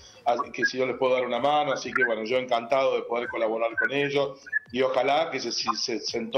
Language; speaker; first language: Spanish; native; Spanish